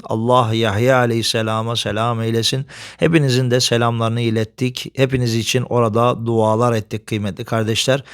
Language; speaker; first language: Turkish; native; Turkish